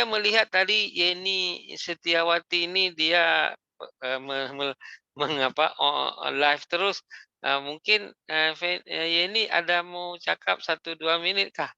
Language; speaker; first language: Malay; native; Malay